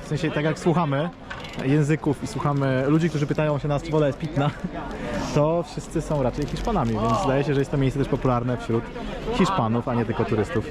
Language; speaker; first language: Polish; native; Polish